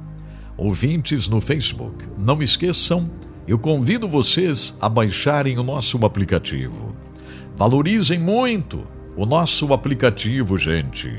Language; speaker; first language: Portuguese; native; Portuguese